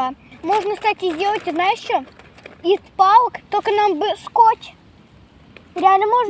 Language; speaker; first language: Russian; native; Russian